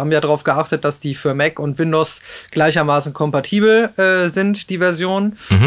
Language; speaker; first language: German; native; German